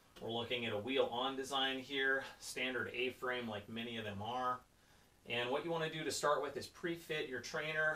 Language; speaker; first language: English; native; English